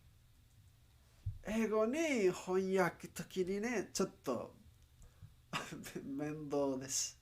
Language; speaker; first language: Japanese; non-native, learner; Spanish